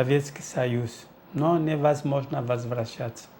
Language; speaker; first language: Russian; non-native, fluent; Portuguese